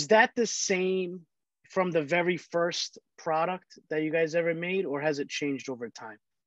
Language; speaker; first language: English; early bilingual, other home language; Portuguese